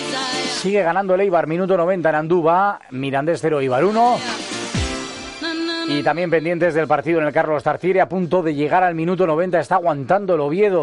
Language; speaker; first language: Spanish; native; Spanish